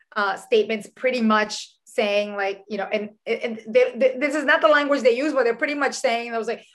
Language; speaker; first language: English; early bilingual, other home language; Spanish